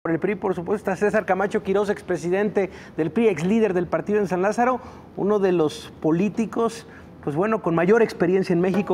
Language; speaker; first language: Spanish; native; Spanish